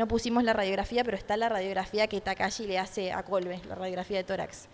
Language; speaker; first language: Spanish; native; Spanish